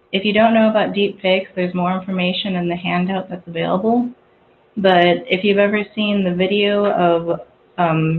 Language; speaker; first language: English; native; English